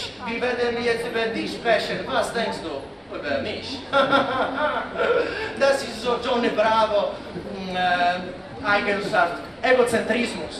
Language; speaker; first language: German; non-native, fluent; Polish